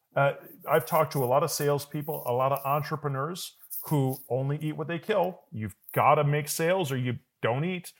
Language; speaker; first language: English; native; English